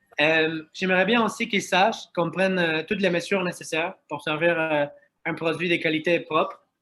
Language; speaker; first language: French; non-native, fluent; Spanish